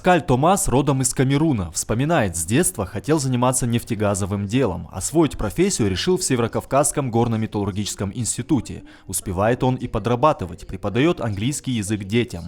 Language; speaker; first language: Russian; native; Russian